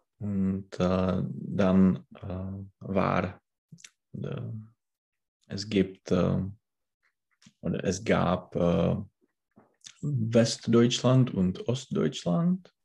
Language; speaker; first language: German; non-native, learner; Czech